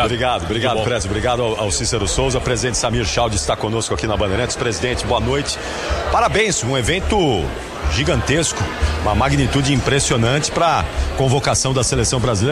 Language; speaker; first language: Portuguese; native; Portuguese